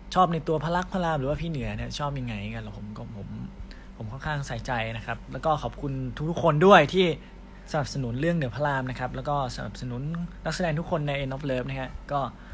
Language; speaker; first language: Thai; native; Thai